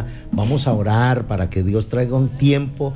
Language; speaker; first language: Spanish; native; Spanish